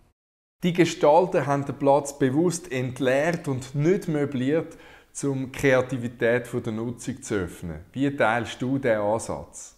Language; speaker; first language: German; native; German